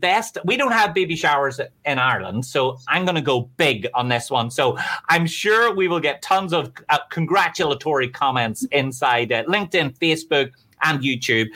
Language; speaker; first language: English; native; English